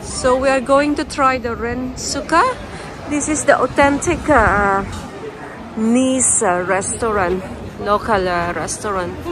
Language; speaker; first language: English; non-native, local second language; Filipino